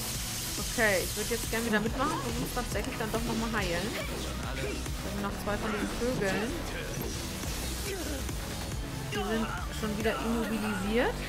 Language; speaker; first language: German; native; German